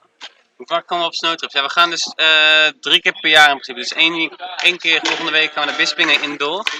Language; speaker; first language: Dutch; native; Dutch